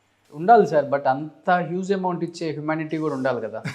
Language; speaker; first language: Telugu; native; Telugu